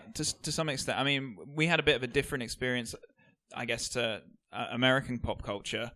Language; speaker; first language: English; native; English